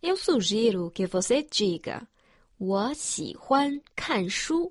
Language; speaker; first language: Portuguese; non-native, fluent; Chinese